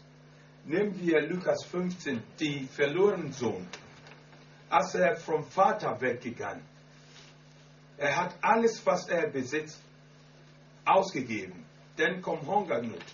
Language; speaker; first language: German; non-native, learner; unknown